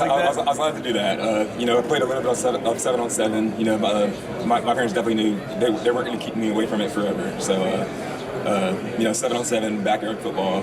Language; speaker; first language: English; native; English